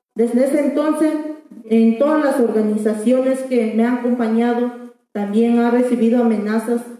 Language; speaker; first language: Spanish; non-native, local second language; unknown